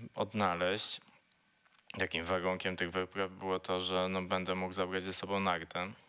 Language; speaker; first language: Polish; native; Polish